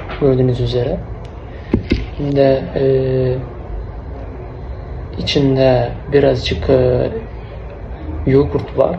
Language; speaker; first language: Turkish; non-native, learner; Uzbek